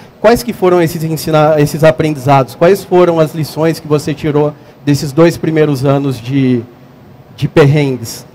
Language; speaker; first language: Portuguese; native; Portuguese